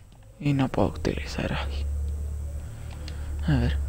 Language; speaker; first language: Spanish; native; Spanish